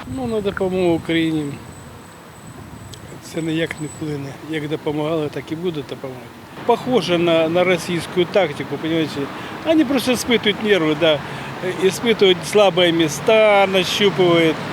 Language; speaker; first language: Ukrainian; non-native, local second language; Russian